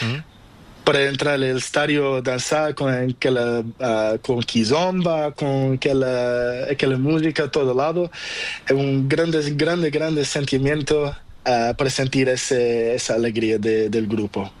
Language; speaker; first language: Spanish; non-native, learner; Portuguese